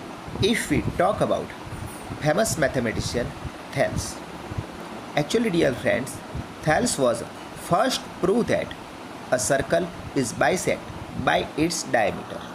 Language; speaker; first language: English; non-native, local second language; Gujarati